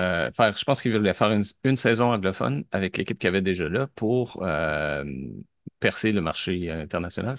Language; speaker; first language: French; native; French